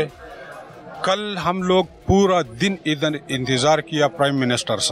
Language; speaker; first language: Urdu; non-native, local second language; Pashto